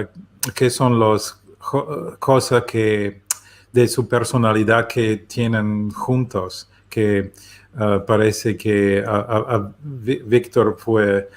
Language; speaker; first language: Spanish; non-native, learner; German